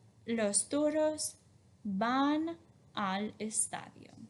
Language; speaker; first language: Spanish; non-native, fluent; English